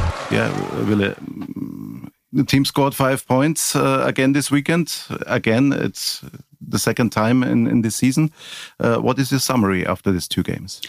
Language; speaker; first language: English; non-native, fluent; German